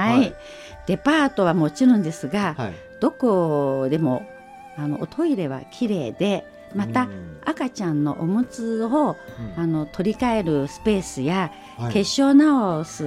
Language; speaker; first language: Japanese; non-native, fluent; Chinese